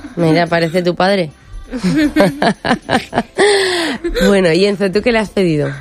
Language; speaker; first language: Spanish; native; Spanish